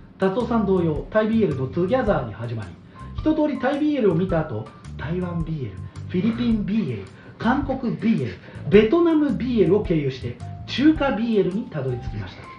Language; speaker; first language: Japanese; native; Japanese